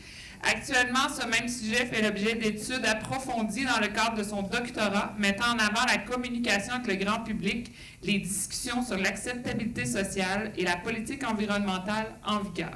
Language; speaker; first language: French; native; French